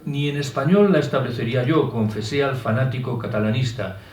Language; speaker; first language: Spanish; native; Spanish